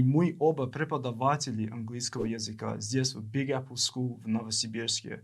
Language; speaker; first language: Russian; non-native, learner; English